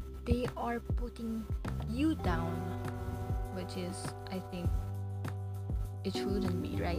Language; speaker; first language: English; non-native, local second language; Filipino